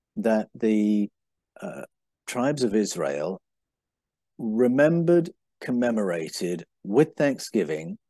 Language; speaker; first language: English; native; English